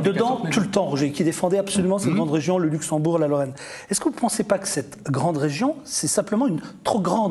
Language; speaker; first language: French; native; French